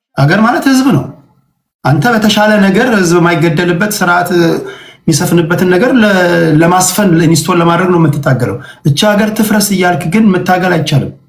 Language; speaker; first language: Amharic; native; Amharic